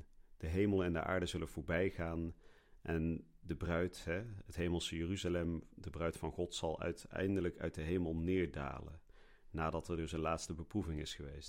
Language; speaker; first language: Dutch; native; Dutch